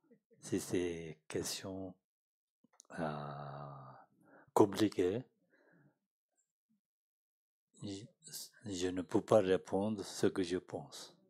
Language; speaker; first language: French; non-native, learner; Tibetan